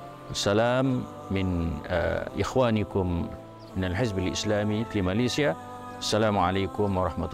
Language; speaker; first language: Arabic; non-native, fluent; Malay